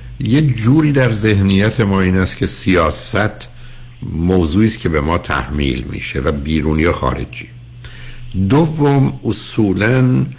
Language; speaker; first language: Persian; native; Persian